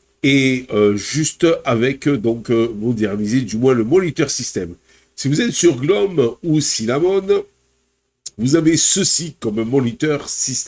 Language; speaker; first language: French; native; French